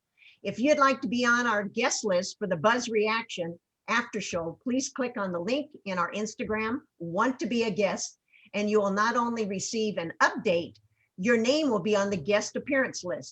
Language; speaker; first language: English; native; English